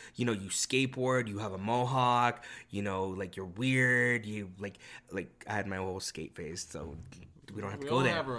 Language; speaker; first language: English; non-native, fluent; Korean